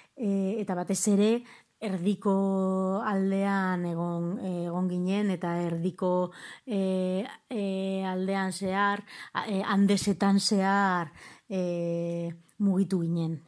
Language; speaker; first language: Basque; non-native, local second language; Spanish